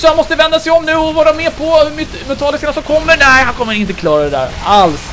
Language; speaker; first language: Swedish; native; Swedish